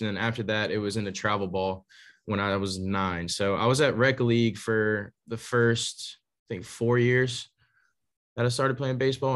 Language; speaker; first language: English; native; English